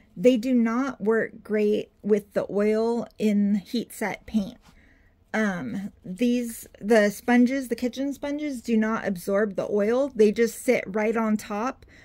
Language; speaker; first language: English; native; English